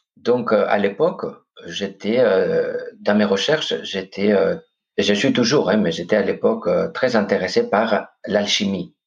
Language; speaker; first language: French; non-native, fluent; Greek